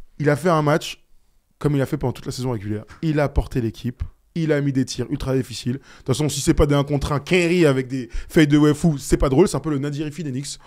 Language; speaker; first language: French; native; French